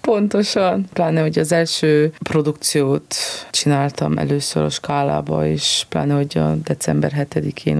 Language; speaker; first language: Hungarian; non-native, fluent; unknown